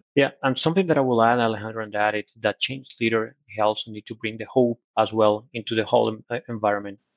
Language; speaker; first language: English; non-native, fluent; Spanish